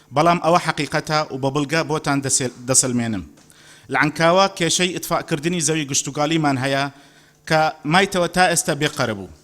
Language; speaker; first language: Central Kurdish; non-native, local second language; Assyrian Neo-Aramaic